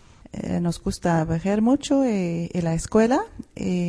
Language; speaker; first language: Spanish; non-native, fluent; Swedish